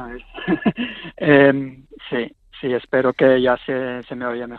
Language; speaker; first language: Spanish; non-native, fluent; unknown